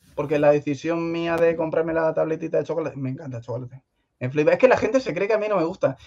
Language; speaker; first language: Spanish; native; Spanish